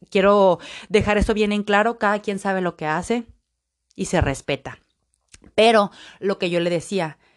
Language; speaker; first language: Spanish; native; Spanish